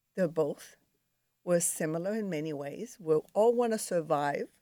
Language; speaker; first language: English; non-native, fluent; Arabic